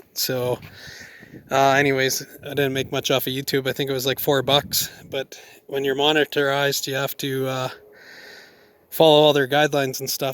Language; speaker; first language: English; native; English